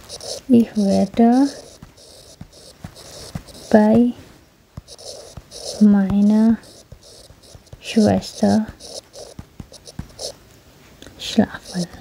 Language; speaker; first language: German; non-native, fluent; Indonesian